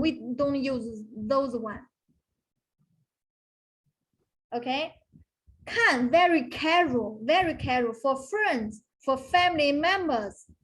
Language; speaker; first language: English; non-native, fluent; Chinese